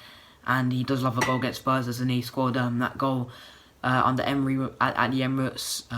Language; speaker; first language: English; native; English